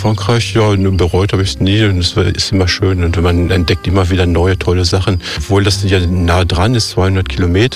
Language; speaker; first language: German; native; German